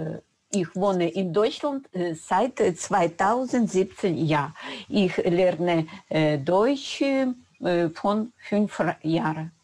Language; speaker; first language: German; non-native, learner; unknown